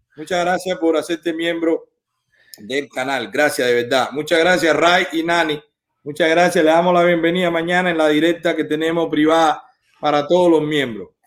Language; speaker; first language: Spanish; native; Spanish